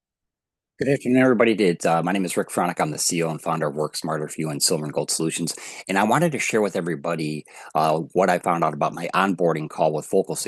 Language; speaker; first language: English; native; English